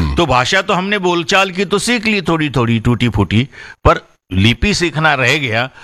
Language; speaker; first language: Hindi; non-native, local second language; Marathi